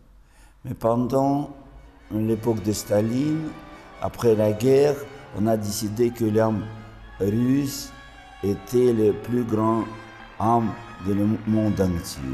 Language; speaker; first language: French; non-native, fluent; Russian